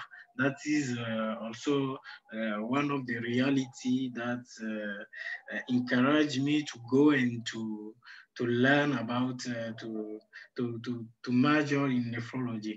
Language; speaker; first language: English; non-native, fluent; Sango